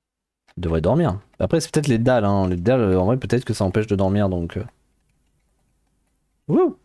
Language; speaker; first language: French; native; French